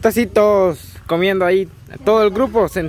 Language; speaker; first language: Spanish; native; Spanish